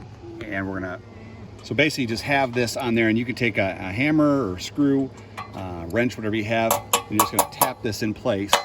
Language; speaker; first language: English; native; English